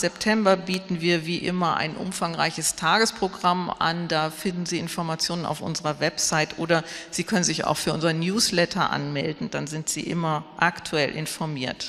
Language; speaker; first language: German; native; German